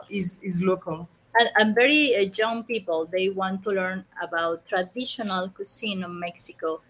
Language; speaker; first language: English; non-native, learner; Spanish